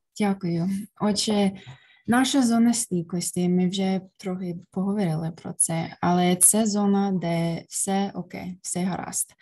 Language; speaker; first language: Ukrainian; early bilingual, heritage; Ukrainian